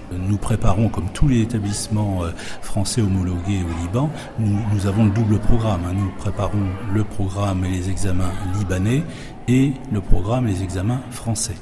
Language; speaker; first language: French; native; French